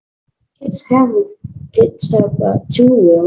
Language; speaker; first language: English; non-native, learner; Vietnamese